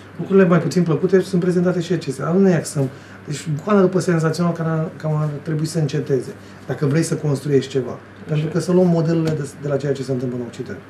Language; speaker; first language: Romanian; native; Romanian